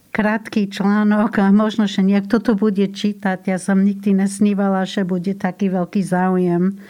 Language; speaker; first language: Slovak; non-native, learner; English